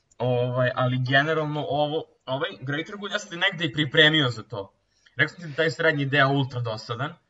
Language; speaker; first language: Serbian; native; Serbian